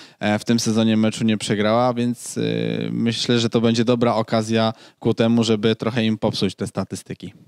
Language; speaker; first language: Polish; native; Polish